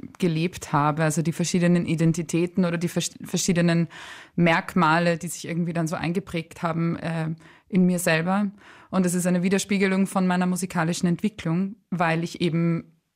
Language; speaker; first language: German; native; German